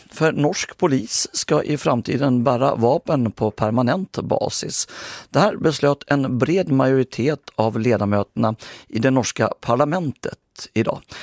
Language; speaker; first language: Swedish; native; Swedish